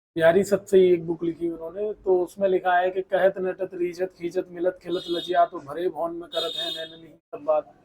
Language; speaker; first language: Hindi; native; Hindi